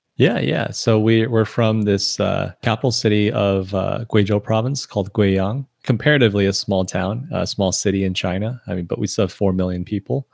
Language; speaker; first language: English; early bilingual, other home language; Chinese